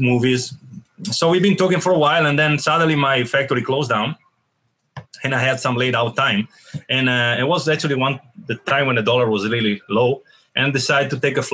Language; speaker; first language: English; non-native, fluent; Italian